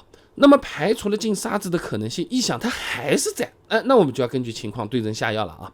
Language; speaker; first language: Chinese; native; Chinese